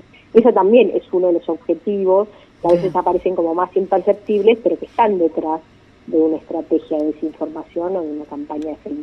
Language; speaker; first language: Spanish; native; Spanish